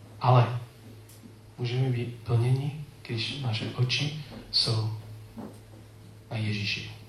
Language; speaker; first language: Czech; non-native, learner; English